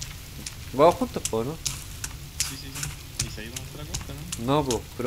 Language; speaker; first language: Spanish; native; Spanish